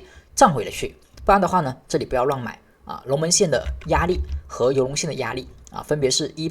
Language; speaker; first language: Chinese; native; Chinese